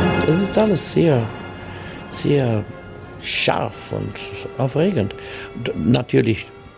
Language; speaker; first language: German; non-native, learner; English